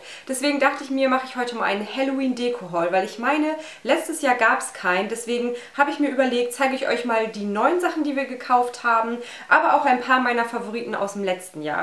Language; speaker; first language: German; native; German